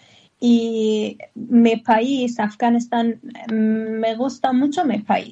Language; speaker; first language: Spanish; non-native, learner; Persian